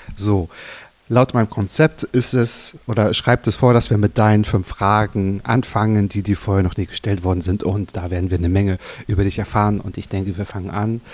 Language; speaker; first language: German; native; German